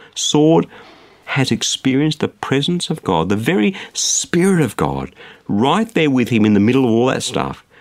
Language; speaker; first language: English; native; English